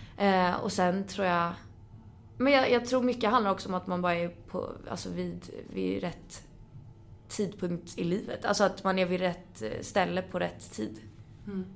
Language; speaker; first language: Swedish; native; Swedish